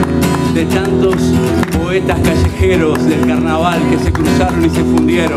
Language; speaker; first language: Spanish; native; Spanish